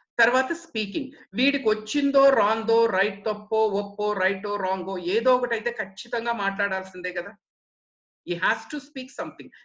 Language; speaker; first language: Telugu; native; Telugu